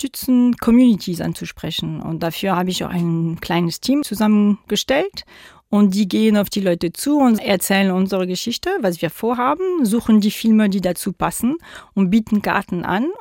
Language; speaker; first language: German; non-native, fluent; French